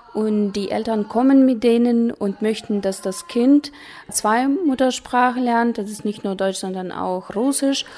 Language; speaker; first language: German; non-native, fluent; Russian